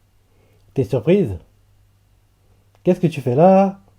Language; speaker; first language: French; native; French